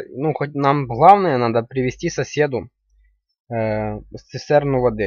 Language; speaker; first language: Russian; native; Russian